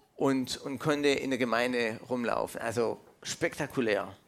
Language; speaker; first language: German; non-native, fluent; English